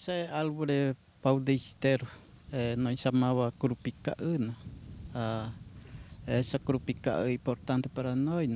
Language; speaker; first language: Portuguese; non-native, local second language; Guarani